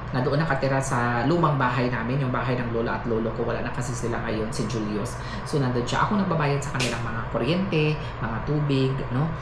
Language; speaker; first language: Filipino; non-native, local second language; Cebuano